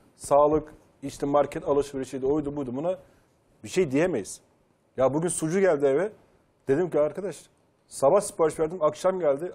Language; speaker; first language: Turkish; native; Turkish